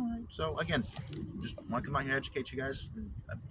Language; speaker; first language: English; native; English